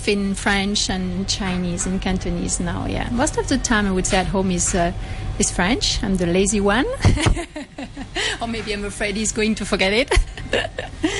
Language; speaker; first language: English; non-native, fluent; French